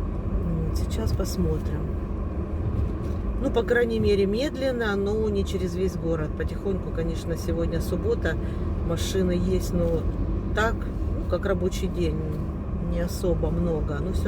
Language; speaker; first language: Russian; native; Russian